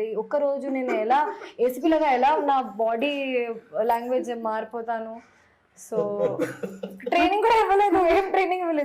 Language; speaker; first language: Telugu; non-native, fluent; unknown